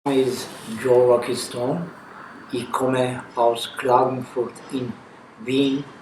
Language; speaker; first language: German; non-native, learner; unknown